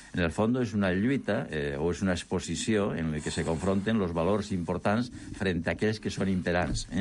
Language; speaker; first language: Catalan; non-native, local second language; Spanish